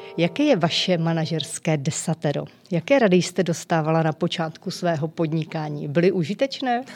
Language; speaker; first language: Czech; native; Czech